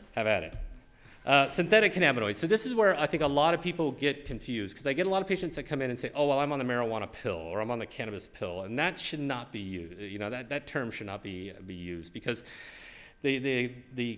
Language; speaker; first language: English; native; English